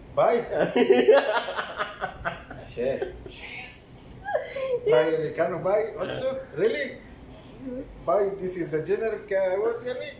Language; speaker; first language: English; non-native, learner; Arabic